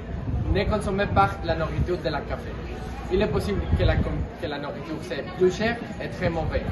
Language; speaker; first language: French; non-native, learner; Spanish